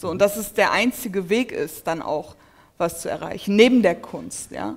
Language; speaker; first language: German; early bilingual, other home language; Turkish